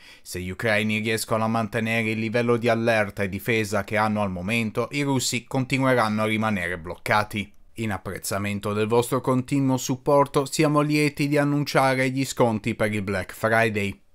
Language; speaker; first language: Italian; native; Italian